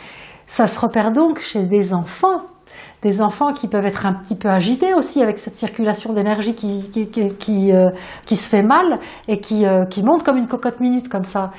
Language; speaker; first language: French; native; French